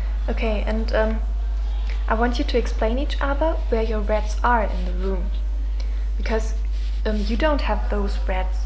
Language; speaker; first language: English; non-native, fluent; German